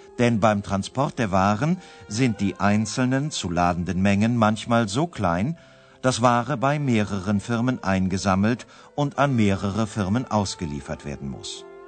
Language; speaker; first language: German; native; German